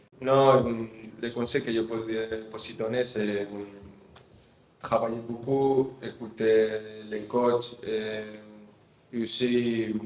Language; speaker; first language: French; non-native, fluent; Spanish